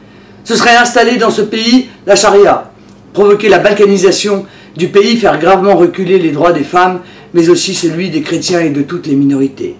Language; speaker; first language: French; native; French